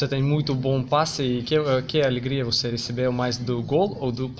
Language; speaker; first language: Portuguese; non-native, learner; Russian